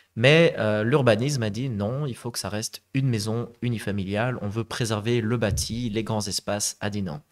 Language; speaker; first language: French; native; French